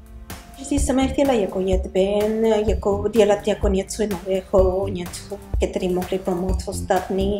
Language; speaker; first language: Czech; non-native, learner; Spanish